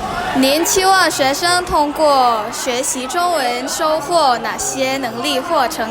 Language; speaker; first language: Chinese; non-native, learner; Indonesian